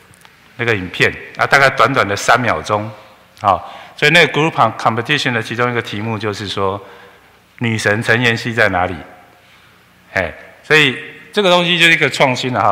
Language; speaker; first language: Chinese; native; Chinese